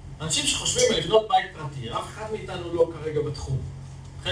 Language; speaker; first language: Hebrew; native; Hebrew